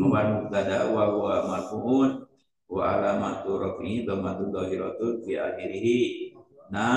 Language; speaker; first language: Arabic; non-native, learner; Indonesian